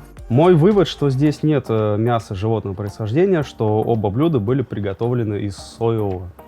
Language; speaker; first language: Russian; native; Russian